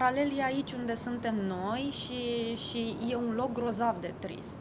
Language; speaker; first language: Romanian; native; Romanian